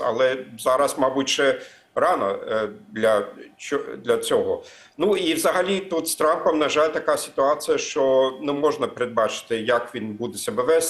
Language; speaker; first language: Ukrainian; non-native, fluent; German